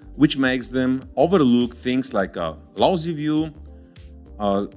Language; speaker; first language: English; non-native, fluent; Bulgarian